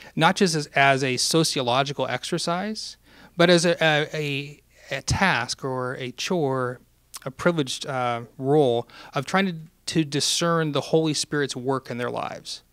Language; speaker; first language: English; native; English